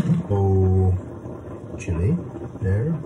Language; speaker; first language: English; non-native, fluent; Czech